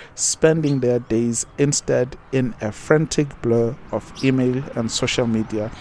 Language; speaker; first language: English; non-native, local second language; Zulu